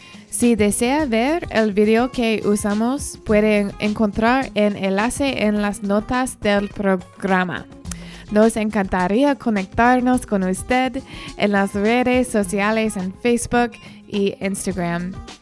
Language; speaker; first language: Spanish; non-native, learner; English